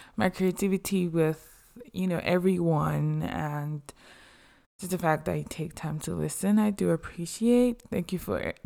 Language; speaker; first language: English; non-native, local second language; Yoruba